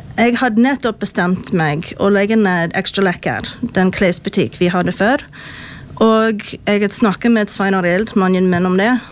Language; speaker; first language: Norwegian; non-native, fluent; English